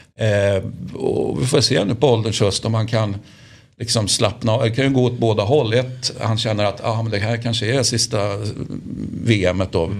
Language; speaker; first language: Swedish; native; Swedish